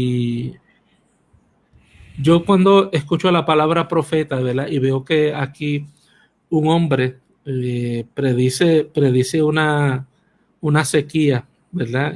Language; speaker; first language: Spanish; native; Spanish